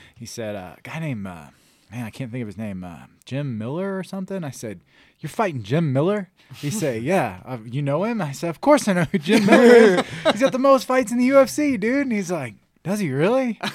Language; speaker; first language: English; native; English